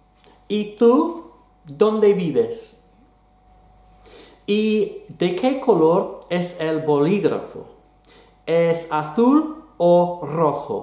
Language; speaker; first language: Spanish; non-native, fluent; English